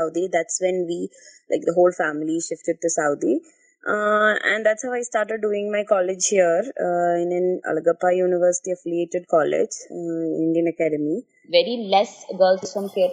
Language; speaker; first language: English; non-native, local second language; Malayalam